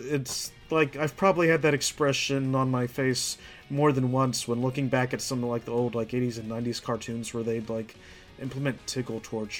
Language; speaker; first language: English; native; English